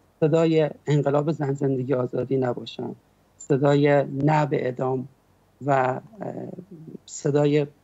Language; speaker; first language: Persian; native; Persian